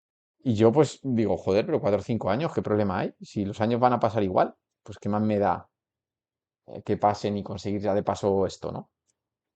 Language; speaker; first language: Spanish; native; Spanish